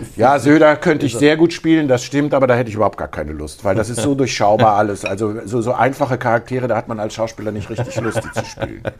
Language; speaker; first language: German; native; German